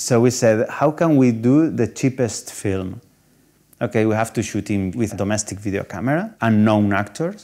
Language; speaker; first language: English; non-native, fluent; Spanish